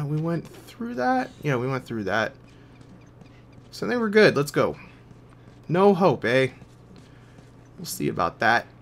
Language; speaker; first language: English; native; English